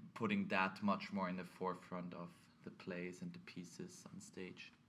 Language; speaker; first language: English; non-native, fluent; German